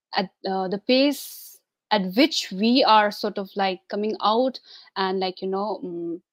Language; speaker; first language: English; non-native, local second language; Tibetan